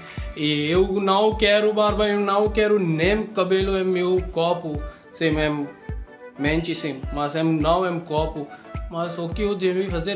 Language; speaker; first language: Portuguese; non-native, learner; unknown